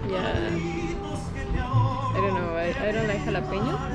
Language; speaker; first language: English; non-native, learner; Spanish